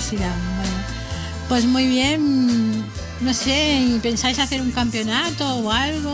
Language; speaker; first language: Spanish; native; Spanish